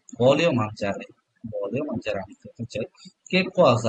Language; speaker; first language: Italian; non-native, learner; Bangla